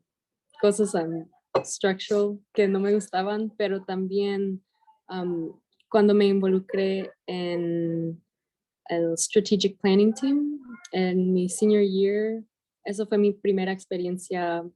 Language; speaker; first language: Spanish; early bilingual, heritage; Spanish